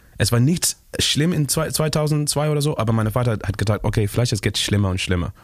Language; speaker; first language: German; non-native, learner; Shona